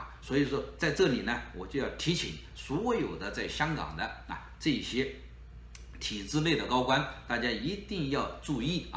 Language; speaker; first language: Chinese; native; Chinese